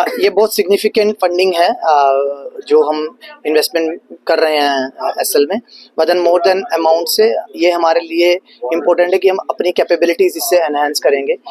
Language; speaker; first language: Hindi; native; Hindi